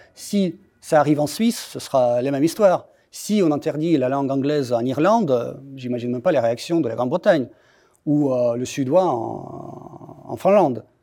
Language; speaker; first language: French; non-native, fluent; Russian